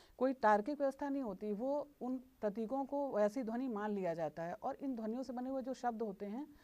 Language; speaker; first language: Hindi; native; Hindi